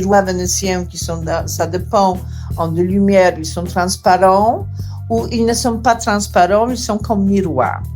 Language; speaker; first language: French; non-native, fluent; Polish